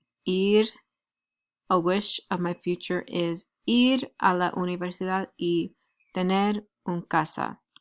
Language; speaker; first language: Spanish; non-native, learner; English